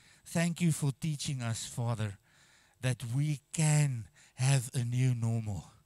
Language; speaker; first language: English; non-native, local second language; Afrikaans